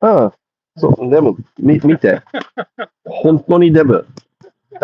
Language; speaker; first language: Japanese; non-native, learner; English